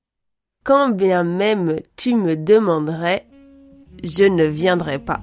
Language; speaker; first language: French; native; French